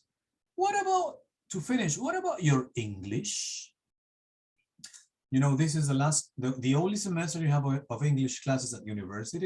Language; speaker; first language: English; non-native, fluent; Spanish